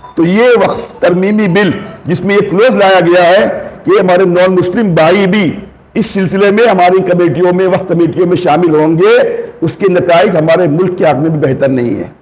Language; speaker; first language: Urdu; non-native, local second language; Konkani